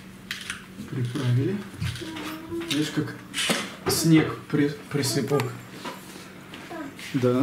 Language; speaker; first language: Russian; native; Russian